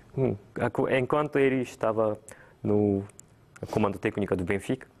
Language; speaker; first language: Portuguese; non-native, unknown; Japanese